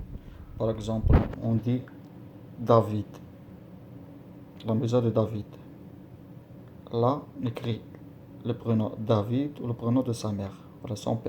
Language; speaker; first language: French; non-native, learner; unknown